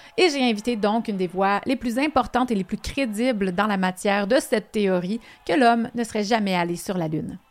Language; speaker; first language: French; native; French